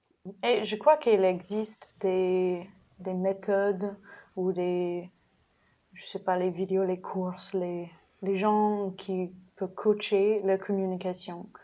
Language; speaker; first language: French; non-native, fluent; English